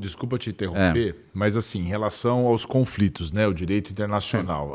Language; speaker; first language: Portuguese; native; Portuguese